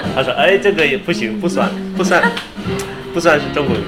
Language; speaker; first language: Chinese; early bilingual, other home language; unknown